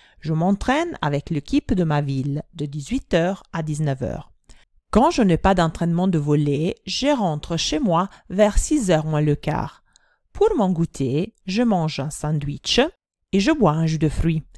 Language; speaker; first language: French; non-native, fluent; Italian